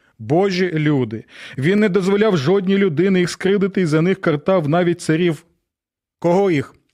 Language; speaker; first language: Ukrainian; non-native, local second language; Russian